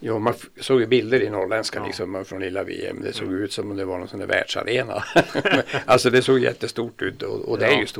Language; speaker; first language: Swedish; native; Swedish